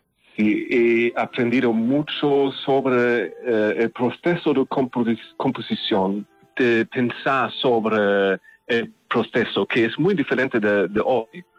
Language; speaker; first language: Spanish; non-native, learner; German